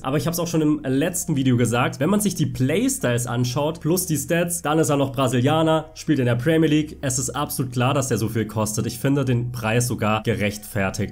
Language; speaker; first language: German; native; German